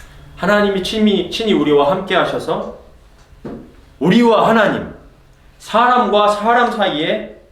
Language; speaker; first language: Korean; native; Korean